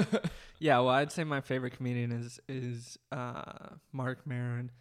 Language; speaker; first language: English; native; English